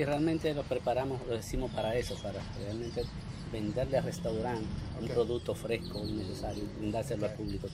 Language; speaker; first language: Spanish; native; Spanish